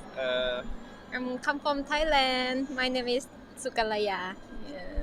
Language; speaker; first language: English; non-native, learner; Thai